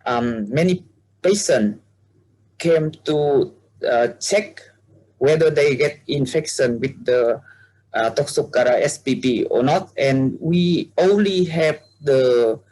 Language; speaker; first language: English; non-native, learner; Vietnamese